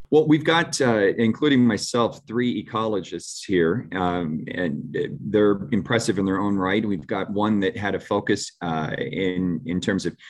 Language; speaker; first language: English; native; English